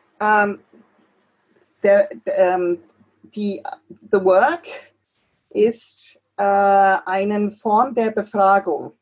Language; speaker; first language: German; non-native, fluent; English